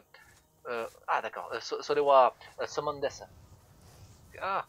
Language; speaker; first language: Japanese; non-native, learner; French